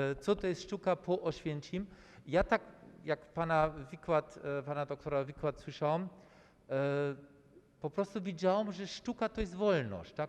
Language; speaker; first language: Polish; non-native, fluent; German